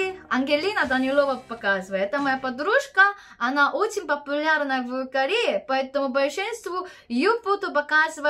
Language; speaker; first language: Russian; non-native, learner; Korean